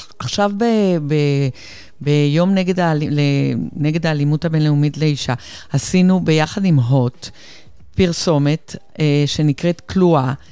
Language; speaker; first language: Hebrew; non-native, fluent; Spanish